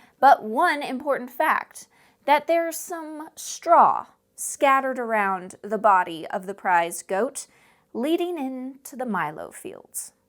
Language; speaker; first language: English; native; English